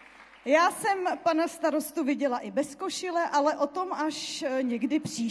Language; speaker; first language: Czech; native; Czech